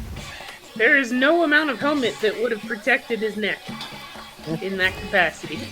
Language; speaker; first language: English; native; English